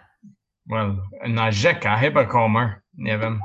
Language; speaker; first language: Polish; non-native, learner; English